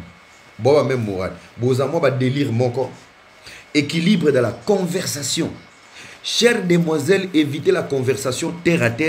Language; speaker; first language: French; non-native, local second language; Lingala